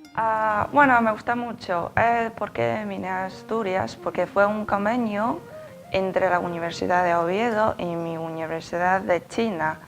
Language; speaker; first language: Spanish; non-native, fluent; Chinese